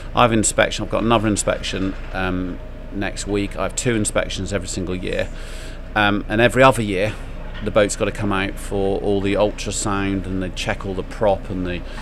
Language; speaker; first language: English; native; English